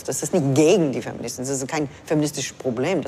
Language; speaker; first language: German; non-native, fluent; English